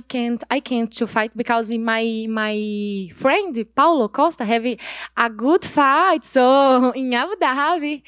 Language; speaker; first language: English; non-native, learner; Portuguese